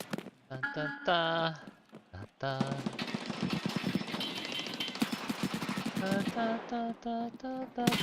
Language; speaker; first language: Japanese; non-native, learner; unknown